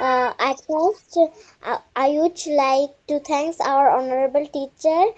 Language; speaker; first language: English; non-native, learner; Bangla